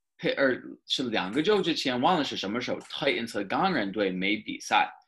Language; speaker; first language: Chinese; non-native, fluent; English